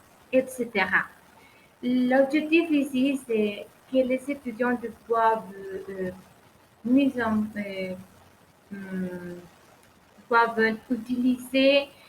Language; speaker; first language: French; non-native, learner; Spanish